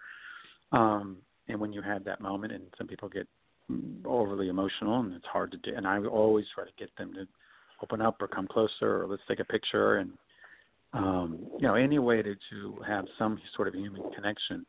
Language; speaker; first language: English; native; English